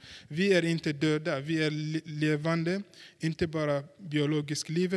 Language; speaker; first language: Swedish; non-native, fluent; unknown